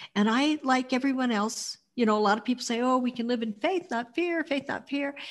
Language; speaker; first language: English; native; English